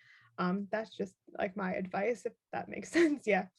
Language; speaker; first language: English; native; English